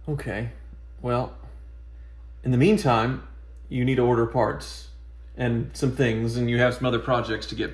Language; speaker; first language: English; native; English